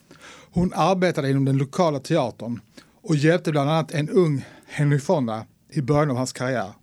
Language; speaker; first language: Swedish; native; Swedish